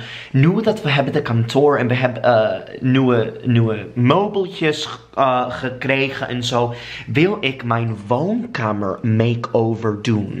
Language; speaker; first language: Dutch; non-native, fluent; English